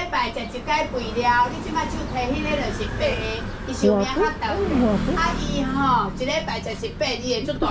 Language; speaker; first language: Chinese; non-native, local second language; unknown